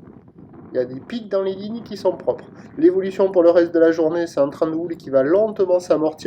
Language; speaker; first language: French; native; French